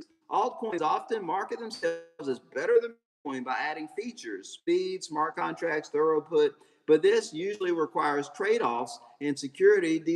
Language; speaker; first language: English; native; English